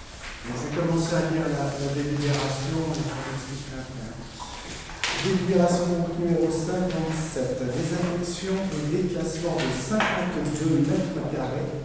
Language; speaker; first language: French; native; French